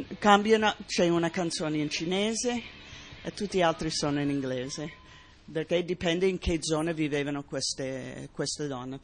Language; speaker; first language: Italian; non-native, fluent; English